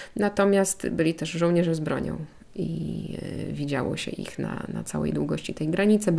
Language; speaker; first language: Polish; native; Polish